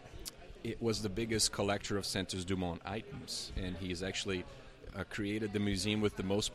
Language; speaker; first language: English; non-native, fluent; Portuguese